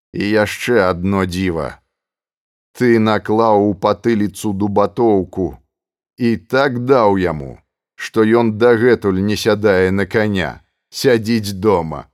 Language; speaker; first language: Belarusian; native; Belarusian